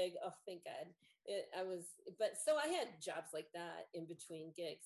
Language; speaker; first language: English; native; English